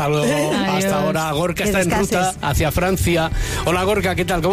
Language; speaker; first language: Spanish; native; Spanish